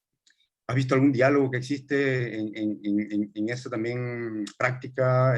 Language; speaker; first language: Spanish; native; Spanish